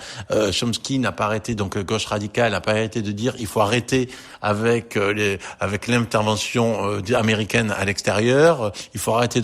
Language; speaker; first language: French; native; French